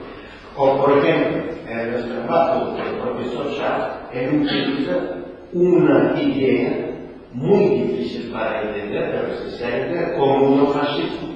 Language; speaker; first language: Spanish; non-native, learner; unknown